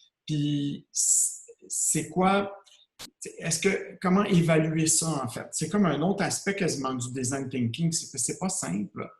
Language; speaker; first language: French; native; French